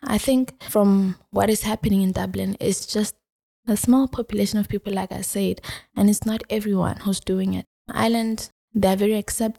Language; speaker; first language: English; non-native, local second language; Tswana